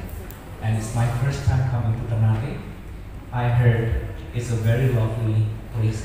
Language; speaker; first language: English; non-native, fluent; Indonesian